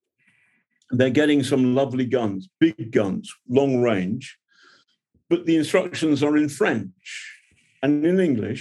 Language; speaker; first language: English; native; English